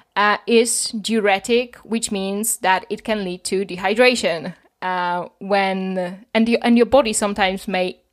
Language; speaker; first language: English; non-native, fluent; Polish